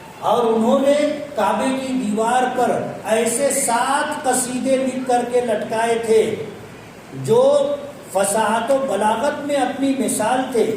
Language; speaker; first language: Urdu; native; Urdu